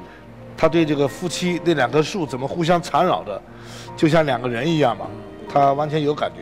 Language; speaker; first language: Chinese; native; Chinese